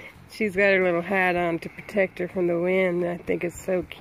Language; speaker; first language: English; native; English